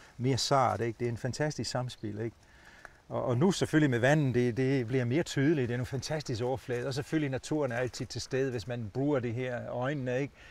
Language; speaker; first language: Danish; non-native, fluent; Italian